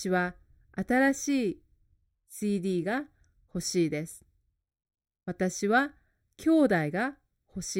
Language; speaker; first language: Japanese; non-native, learner; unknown